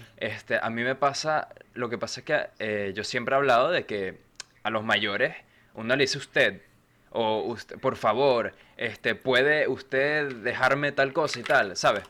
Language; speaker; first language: Spanish; native; Spanish